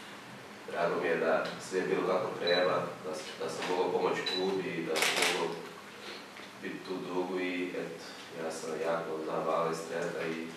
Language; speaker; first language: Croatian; non-native, fluent; Portuguese